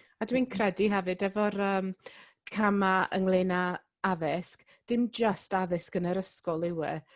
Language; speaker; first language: Welsh; non-native, local second language; English